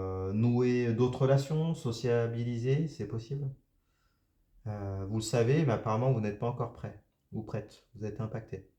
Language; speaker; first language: French; native; French